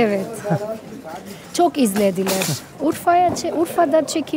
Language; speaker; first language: Turkish; non-native, fluent; Arabic